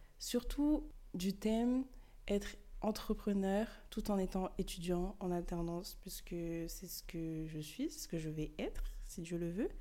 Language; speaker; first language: French; early bilingual, other home language; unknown